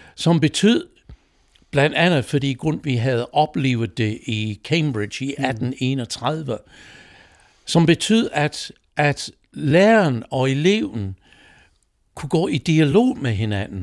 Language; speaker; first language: Danish; non-native, fluent; English